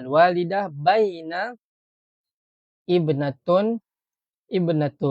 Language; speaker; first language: Arabic; non-native, fluent; Malay